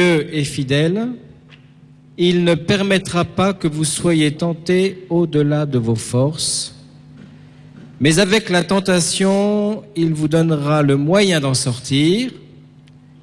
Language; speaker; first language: French; native; French